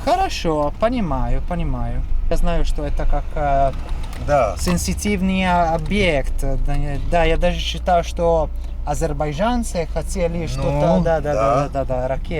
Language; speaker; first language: Russian; non-native, learner; Italian